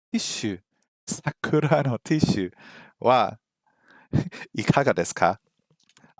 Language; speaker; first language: Japanese; non-native, learner; English